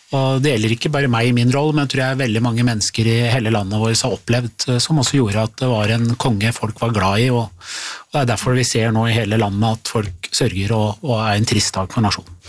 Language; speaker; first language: Norwegian; early bilingual, other home language; Persian